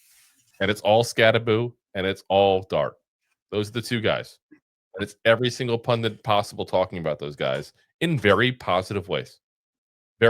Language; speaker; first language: English; native; English